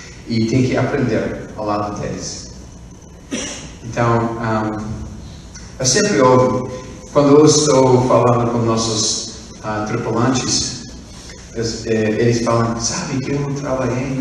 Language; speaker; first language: Portuguese; non-native, fluent; English